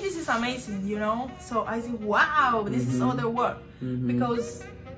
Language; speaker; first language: English; non-native, learner; Spanish